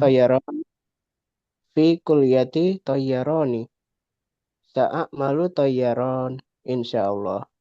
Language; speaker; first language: Arabic; non-native, learner; Indonesian